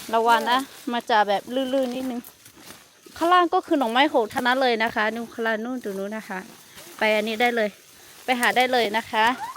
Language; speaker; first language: Thai; non-native, local second language; Lahu